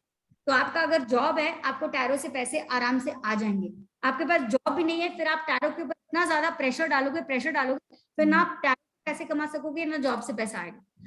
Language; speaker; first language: Hindi; native; Hindi